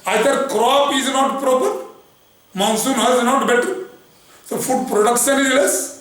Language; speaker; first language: English; non-native, local second language; Hindi